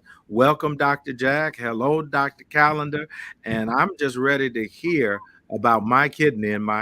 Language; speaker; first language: English; native; English